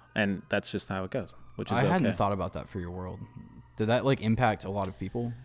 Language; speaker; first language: English; native; English